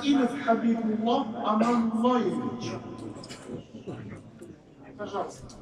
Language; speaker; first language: Russian; non-native, learner; Tajik